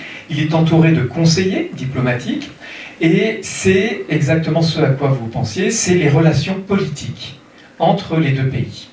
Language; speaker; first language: French; native; French